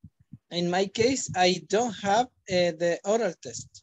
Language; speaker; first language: English; non-native, learner; Spanish